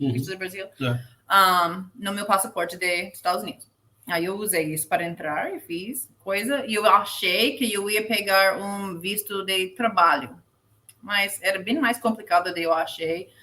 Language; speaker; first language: Portuguese; non-native, learner; English